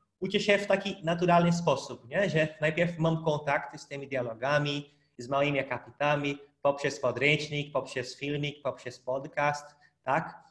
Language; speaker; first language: Polish; non-native, fluent; Portuguese